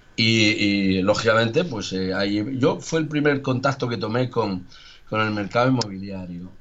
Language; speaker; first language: Spanish; native; Spanish